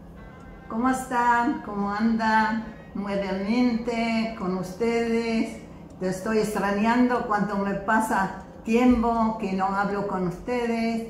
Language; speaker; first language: Spanish; non-native, fluent; Arabic